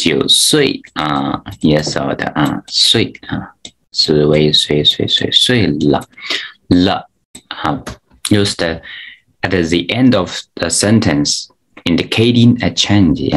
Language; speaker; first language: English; non-native, fluent; Chinese